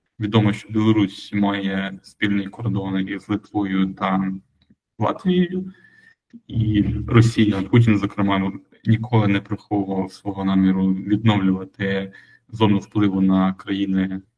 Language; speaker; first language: Ukrainian; native; Ukrainian